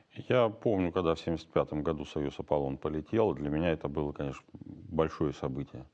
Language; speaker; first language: Russian; native; Russian